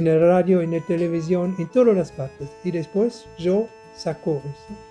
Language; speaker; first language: Spanish; non-native, learner; German